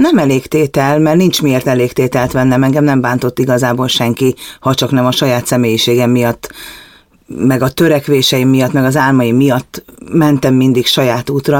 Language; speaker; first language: Hungarian; native; Hungarian